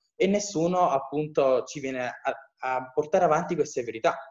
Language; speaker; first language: Italian; native; Italian